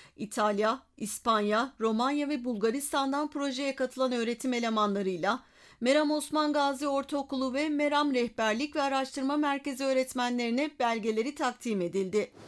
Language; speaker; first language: Turkish; native; Turkish